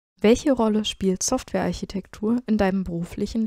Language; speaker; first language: German; native; German